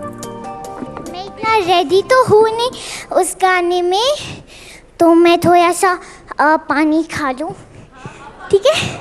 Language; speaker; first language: Hindi; non-native, local second language; Bangla